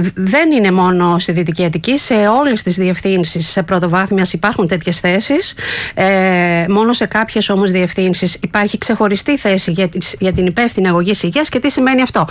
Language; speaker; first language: Greek; native; Greek